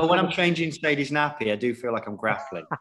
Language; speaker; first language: English; native; English